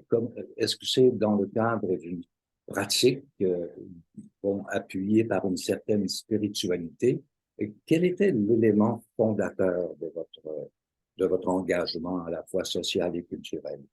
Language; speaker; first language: French; native; French